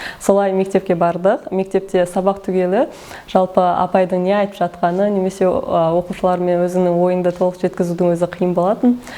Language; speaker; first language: Kazakh; early bilingual, heritage; Kazakh